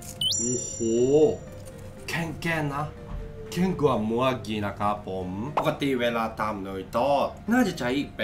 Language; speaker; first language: Thai; non-native, learner; Japanese